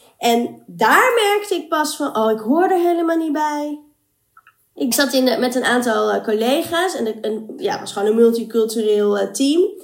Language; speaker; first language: Dutch; native; Dutch